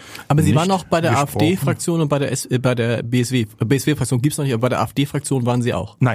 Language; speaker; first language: German; native; German